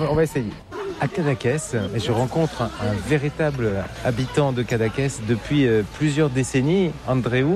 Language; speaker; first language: French; native; French